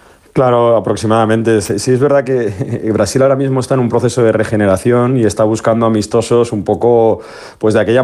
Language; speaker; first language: Spanish; native; Spanish